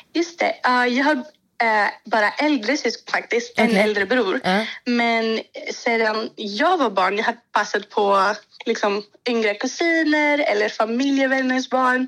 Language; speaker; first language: Swedish; non-native, fluent; Greek